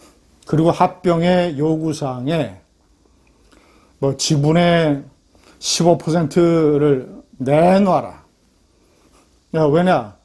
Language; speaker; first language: Korean; native; Korean